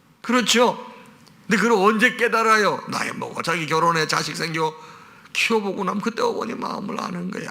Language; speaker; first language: Korean; native; Korean